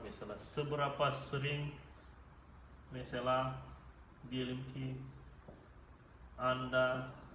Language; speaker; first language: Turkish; non-native, fluent; Indonesian